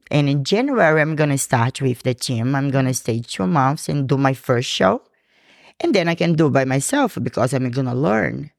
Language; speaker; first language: English; non-native, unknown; Portuguese